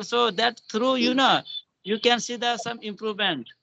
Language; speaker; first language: English; non-native, learner; Hindi